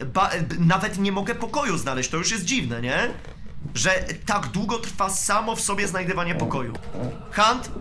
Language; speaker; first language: Polish; native; Polish